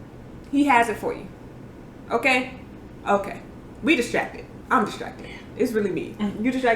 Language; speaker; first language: English; native; English